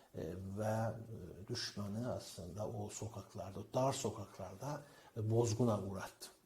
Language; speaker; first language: Turkish; non-native, fluent; Persian